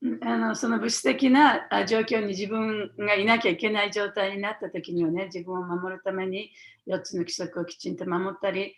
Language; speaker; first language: Japanese; native; Japanese